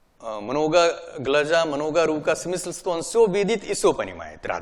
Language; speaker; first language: Russian; non-native, learner; Hindi